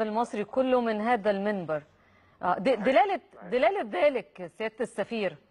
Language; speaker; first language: Arabic; native; Arabic